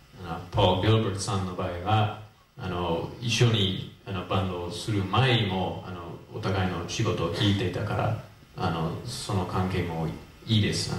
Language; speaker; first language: Japanese; non-native, fluent; English